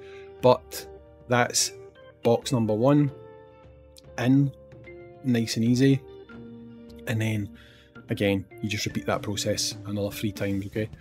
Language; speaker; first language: English; native; English